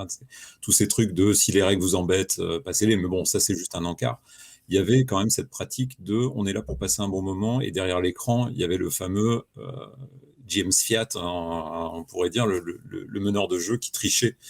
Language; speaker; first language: French; native; French